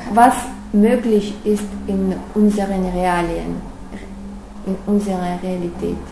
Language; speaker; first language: German; non-native, fluent; Russian